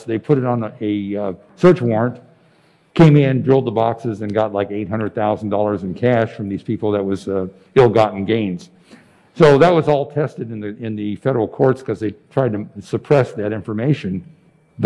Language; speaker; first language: English; native; English